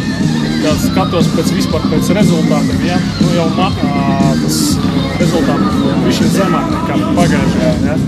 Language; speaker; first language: Latvian; native; Latvian